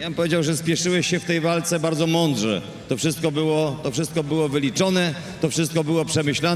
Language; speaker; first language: Polish; native; Polish